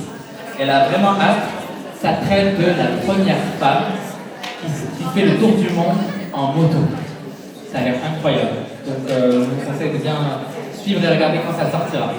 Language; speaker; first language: French; native; French